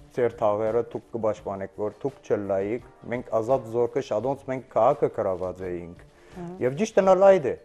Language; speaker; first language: Armenian; early bilingual, heritage; Armenian